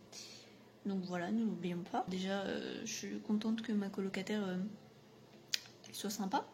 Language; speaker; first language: French; native; French